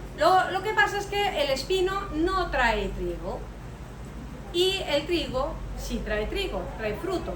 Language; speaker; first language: Spanish; native; Spanish